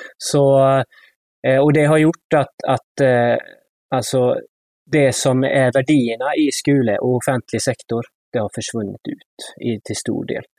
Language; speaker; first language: Swedish; native; Swedish